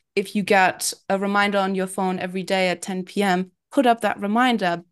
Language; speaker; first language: English; non-native, fluent; German